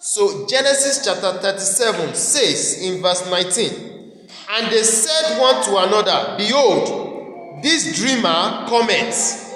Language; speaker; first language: English; non-native, local second language; Yoruba